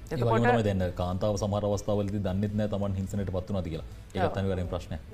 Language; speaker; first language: Sinhala; native; Sinhala